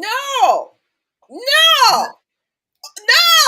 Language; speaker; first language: Spanish; non-native, learner; English